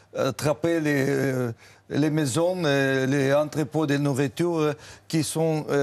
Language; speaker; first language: French; non-native, fluent; Russian